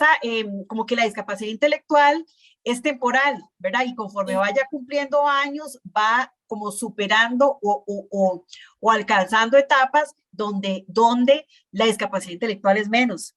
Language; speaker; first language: Spanish; native; Spanish